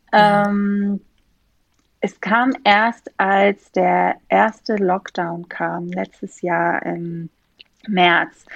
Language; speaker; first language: German; non-native, fluent; Greek